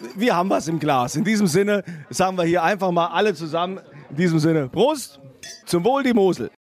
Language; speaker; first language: German; native; German